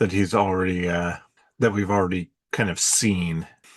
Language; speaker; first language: English; native; English